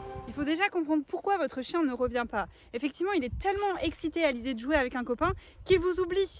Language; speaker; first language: French; native; French